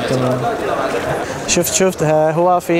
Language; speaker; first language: Arabic; non-native, learner; Czech